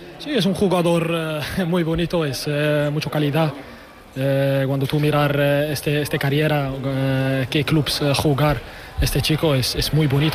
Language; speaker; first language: Spanish; non-native, learner; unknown